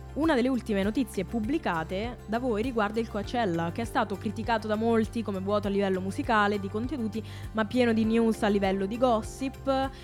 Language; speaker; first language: Italian; native; Italian